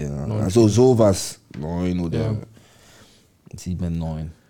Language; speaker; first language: German; non-native, learner; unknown